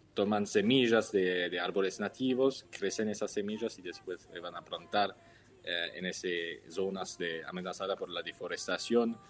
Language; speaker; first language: Spanish; non-native, fluent; French